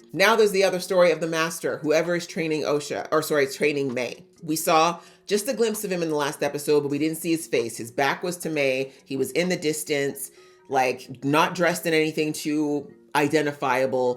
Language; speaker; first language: English; native; English